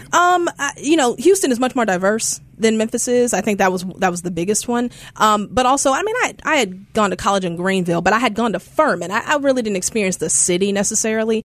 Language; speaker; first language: English; native; English